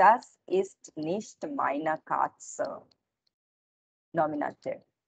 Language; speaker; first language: German; non-native, fluent; Hindi